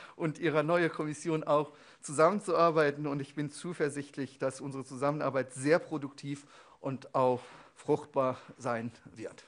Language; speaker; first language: German; non-native, local second language; Luxembourgish